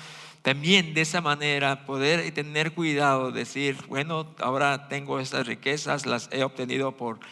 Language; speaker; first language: Spanish; native; Spanish